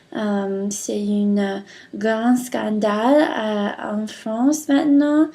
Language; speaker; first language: French; non-native, learner; English